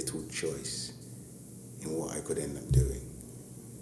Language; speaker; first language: English; native; English